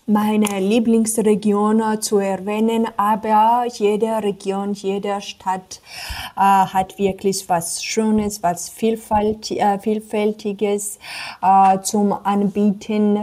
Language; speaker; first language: German; non-native, fluent; Georgian